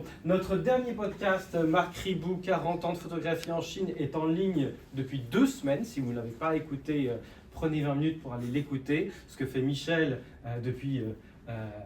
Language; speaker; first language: French; native; French